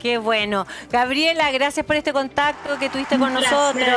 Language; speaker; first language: Spanish; native; Spanish